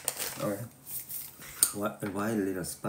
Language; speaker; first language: English; non-native, learner; Korean